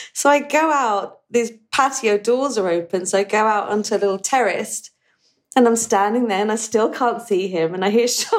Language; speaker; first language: English; native; English